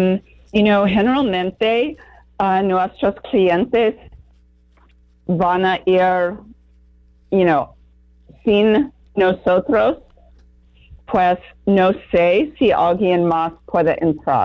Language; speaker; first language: Spanish; non-native, learner; English